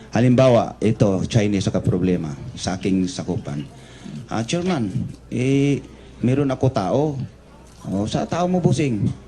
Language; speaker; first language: Filipino; non-native, local second language; Cebuano